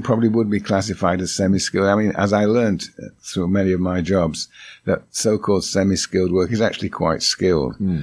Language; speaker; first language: English; native; English